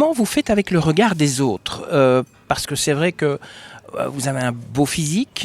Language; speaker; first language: French; native; French